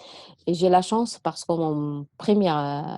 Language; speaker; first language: French; non-native, learner; Arabic